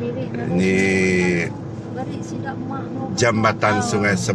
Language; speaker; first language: Malay; native; Malay